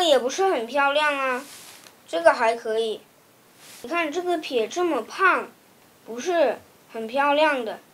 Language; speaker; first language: Chinese; early bilingual, other home language; Russian